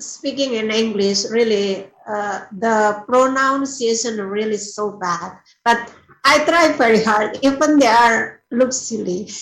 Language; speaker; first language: English; non-native, learner; Indonesian